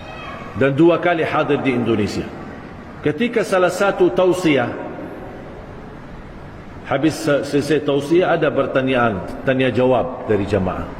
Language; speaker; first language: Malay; non-native, fluent; Arabic